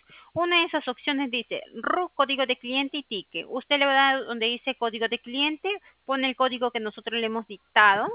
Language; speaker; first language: Spanish; native; Spanish